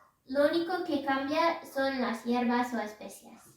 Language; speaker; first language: Spanish; non-native, fluent; English